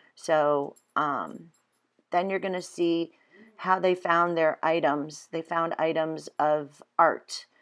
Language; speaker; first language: English; native; English